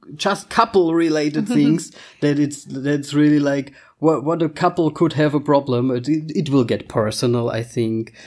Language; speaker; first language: English; non-native, fluent; German